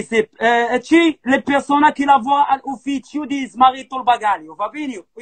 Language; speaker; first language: Italian; non-native, learner; Arabic